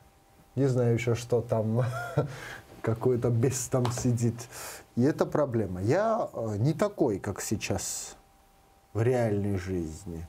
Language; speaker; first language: Russian; non-native, learner; Georgian